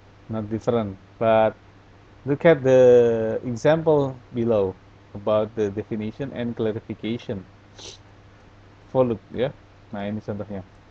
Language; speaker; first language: English; non-native, fluent; Indonesian